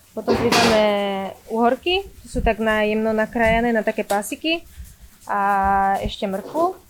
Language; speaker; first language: Slovak; early bilingual, other home language; Vietnamese